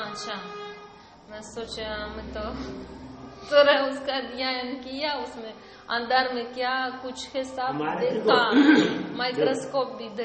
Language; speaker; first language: Hindi; non-native, learner; Russian